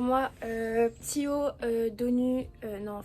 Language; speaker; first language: French; native; French